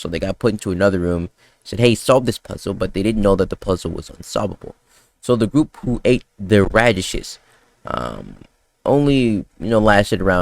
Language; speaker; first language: English; native; English